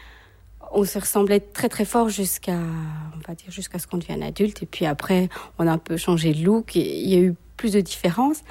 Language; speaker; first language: French; native; French